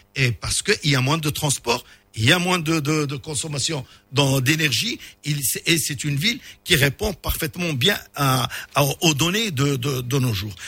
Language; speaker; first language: French; non-native, local second language; Arabic